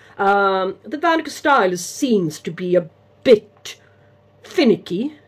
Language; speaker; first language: English; non-native, fluent; Swedish